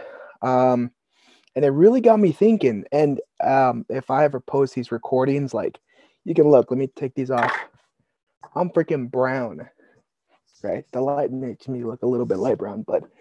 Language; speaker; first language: English; native; English